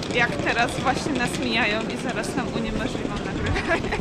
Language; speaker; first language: Polish; native; Polish